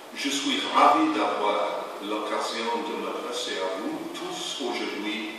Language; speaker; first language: French; non-native, learner; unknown